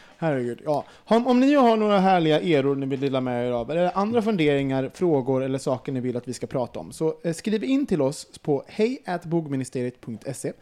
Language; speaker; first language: Swedish; native; Swedish